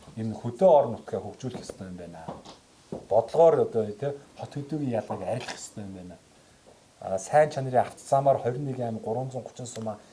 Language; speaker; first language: Mongolian; native; Mongolian